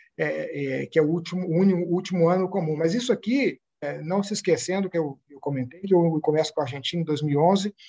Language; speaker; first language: Portuguese; native; Portuguese